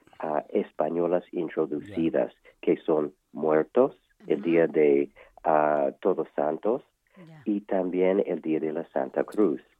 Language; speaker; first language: Spanish; non-native, fluent; English